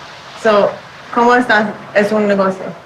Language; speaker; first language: Spanish; non-native, learner; English